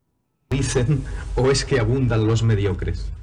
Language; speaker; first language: Spanish; native; Spanish